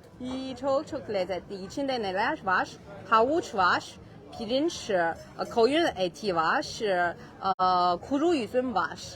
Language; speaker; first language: Turkish; non-native, learner; Chinese